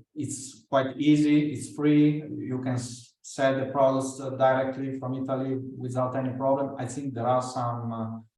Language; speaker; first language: English; non-native, fluent; Italian